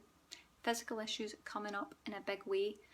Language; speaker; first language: English; native; English